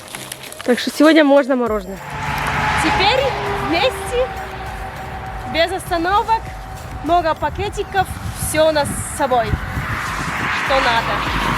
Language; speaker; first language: Russian; early bilingual, heritage; Russian